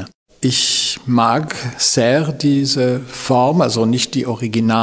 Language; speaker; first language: German; non-native, fluent; French